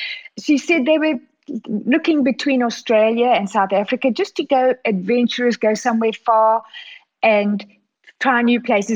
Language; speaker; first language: English; native; English